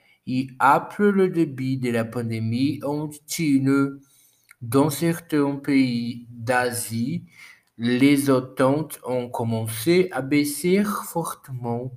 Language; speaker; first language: French; non-native, learner; Portuguese